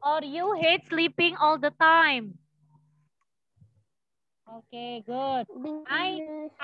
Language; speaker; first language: English; non-native, learner; Indonesian